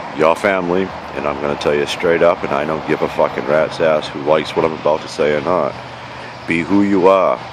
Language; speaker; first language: English; native; English